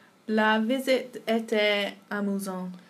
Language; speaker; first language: French; non-native, learner; English